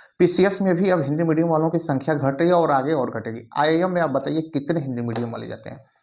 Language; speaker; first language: Hindi; native; Hindi